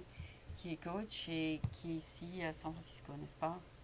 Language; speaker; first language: French; native; French